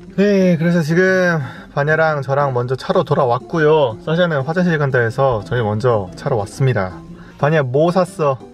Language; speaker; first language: Korean; native; Korean